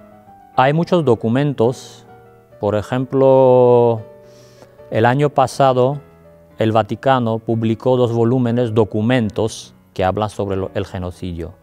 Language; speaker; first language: Spanish; non-native, fluent; Armenian